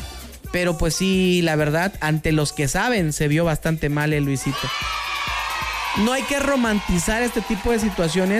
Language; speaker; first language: Spanish; native; Spanish